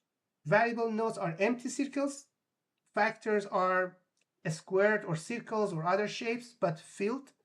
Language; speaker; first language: English; non-native, fluent; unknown